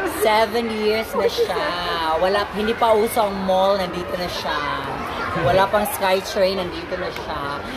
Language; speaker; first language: Filipino; native; Filipino